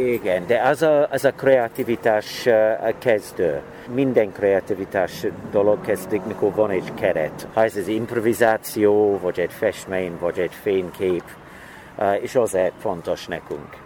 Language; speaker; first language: Hungarian; non-native, learner; English